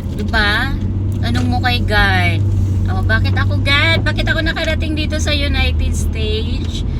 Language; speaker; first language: Filipino; native; Filipino